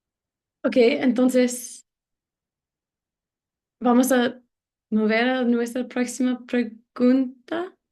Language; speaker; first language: Spanish; non-native, learner; English